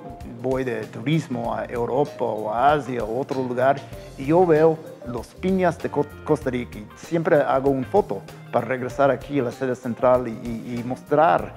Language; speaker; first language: Spanish; non-native, fluent; English